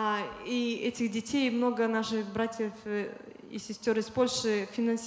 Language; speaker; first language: Polish; non-native, learner; Russian